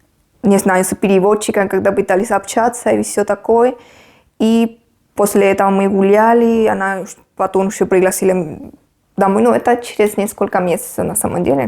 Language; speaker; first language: Russian; non-native, fluent; Spanish